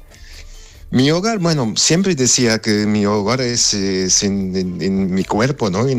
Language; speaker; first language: Spanish; non-native, fluent; Armenian